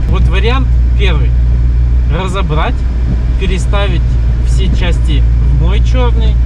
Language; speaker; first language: Russian; early bilingual, heritage; Russian